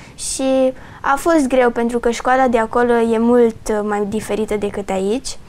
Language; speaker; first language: Romanian; early bilingual, other home language; English